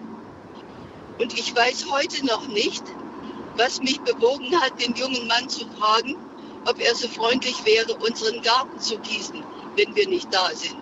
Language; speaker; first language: German; native; German